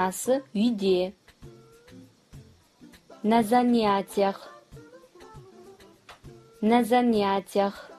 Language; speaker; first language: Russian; non-native, fluent; Kazakh